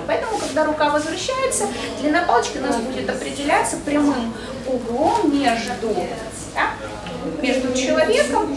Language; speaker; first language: Russian; native; Russian